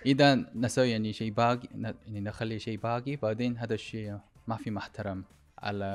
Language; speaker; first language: Arabic; non-native, learner; Korean